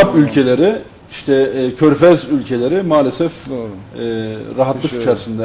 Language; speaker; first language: Turkish; native; Turkish